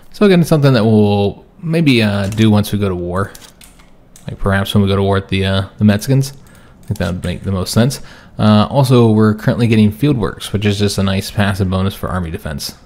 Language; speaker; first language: English; native; English